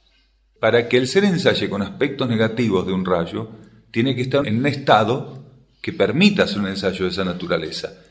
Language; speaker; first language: Spanish; native; Spanish